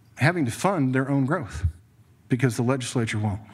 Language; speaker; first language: English; native; English